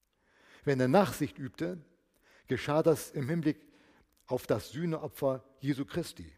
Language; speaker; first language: German; native; German